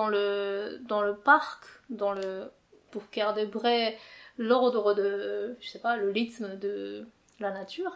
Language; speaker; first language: French; non-native, fluent; Japanese